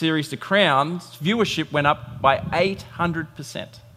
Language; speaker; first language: English; native; English